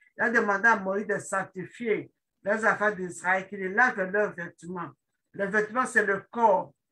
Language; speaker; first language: French; non-native, local second language; Lingala